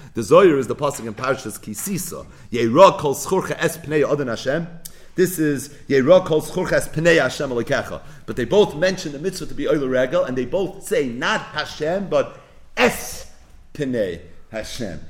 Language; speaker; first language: English; native; English